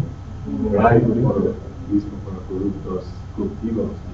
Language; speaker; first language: Spanish; non-native, fluent; English